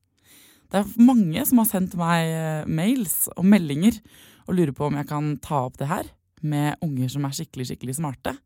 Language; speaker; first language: Norwegian; native; Norwegian